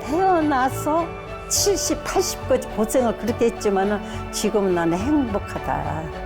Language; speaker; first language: Korean; native; Korean